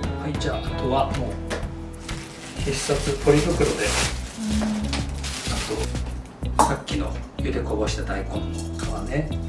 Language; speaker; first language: Japanese; native; Japanese